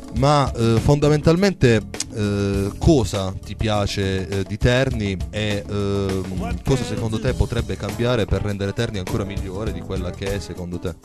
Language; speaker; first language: Italian; native; Italian